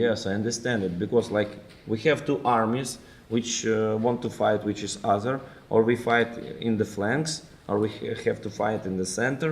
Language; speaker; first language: English; non-native, fluent; Ukrainian